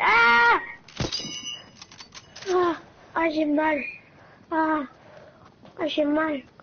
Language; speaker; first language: French; native; French